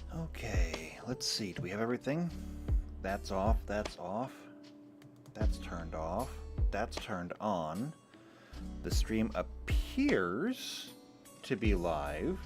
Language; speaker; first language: English; native; English